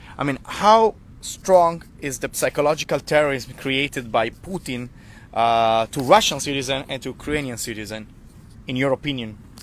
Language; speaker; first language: English; non-native, fluent; Italian